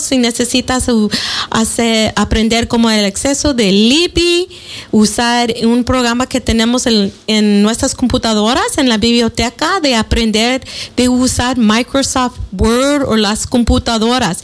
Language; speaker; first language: Spanish; non-native, fluent; English